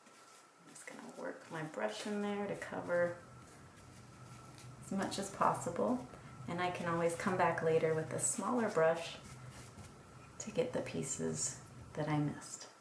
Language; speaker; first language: English; native; English